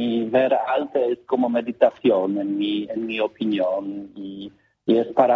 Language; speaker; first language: Spanish; non-native, learner; Polish